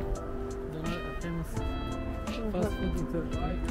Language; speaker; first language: English; non-native, learner; Turkish